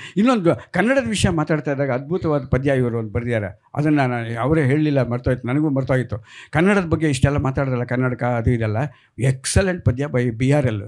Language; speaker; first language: Kannada; native; Kannada